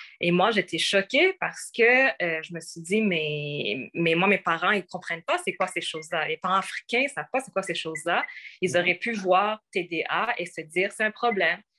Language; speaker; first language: French; early bilingual, other home language; Rundi